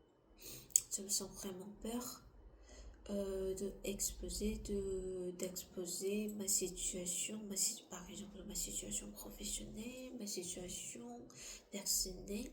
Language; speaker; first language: French; non-native, learner; Korean